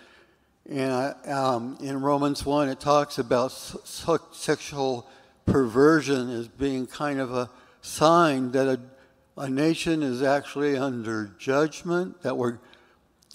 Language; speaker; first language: English; native; English